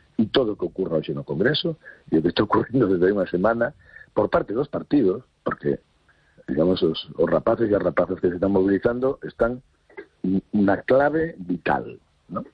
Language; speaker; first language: Galician; non-native, local second language; Spanish